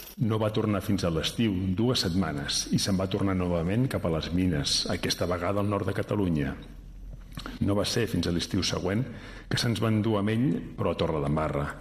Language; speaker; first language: Catalan; early bilingual, other home language; Riffian